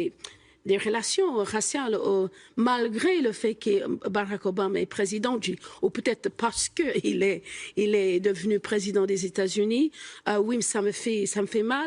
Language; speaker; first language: French; non-native, fluent; English